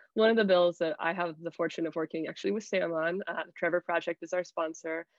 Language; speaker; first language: English; native; English